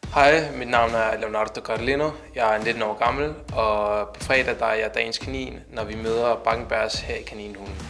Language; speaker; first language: Danish; early bilingual, other home language; Italian